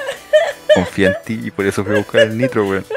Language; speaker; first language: Spanish; native; Spanish